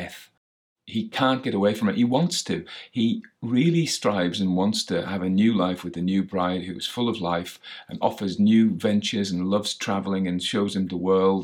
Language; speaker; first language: English; native; English